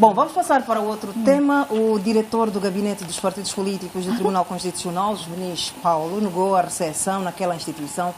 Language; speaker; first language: Portuguese; native; Portuguese